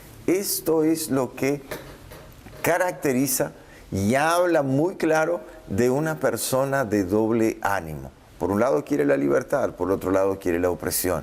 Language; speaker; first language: Spanish; native; Spanish